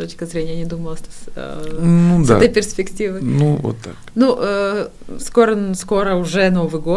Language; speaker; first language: Russian; non-native, fluent; Georgian